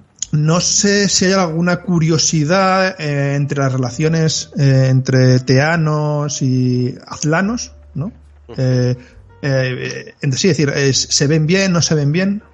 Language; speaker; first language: Spanish; native; Spanish